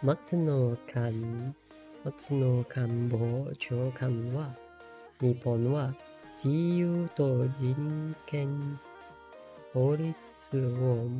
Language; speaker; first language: Japanese; non-native, learner; English